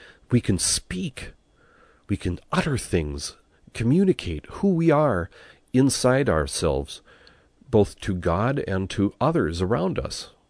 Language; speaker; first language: English; native; English